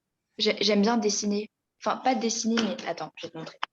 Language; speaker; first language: French; native; French